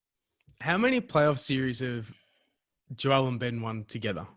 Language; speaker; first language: English; native; English